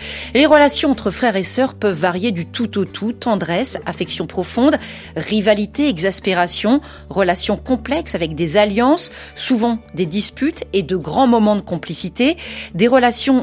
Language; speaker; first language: French; native; French